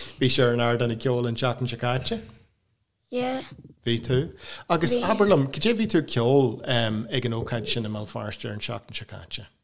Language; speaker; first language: Irish; non-native, local second language; English